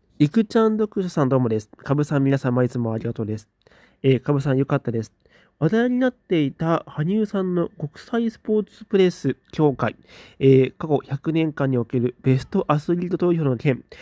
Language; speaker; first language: Japanese; native; Japanese